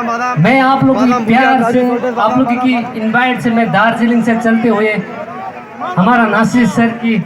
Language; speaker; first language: Hindi; non-native, local second language; Nepali